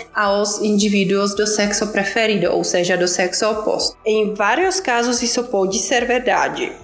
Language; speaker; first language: Portuguese; non-native, fluent; Czech